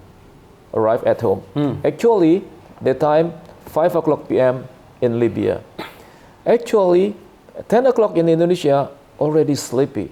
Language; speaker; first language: English; non-native, learner; Indonesian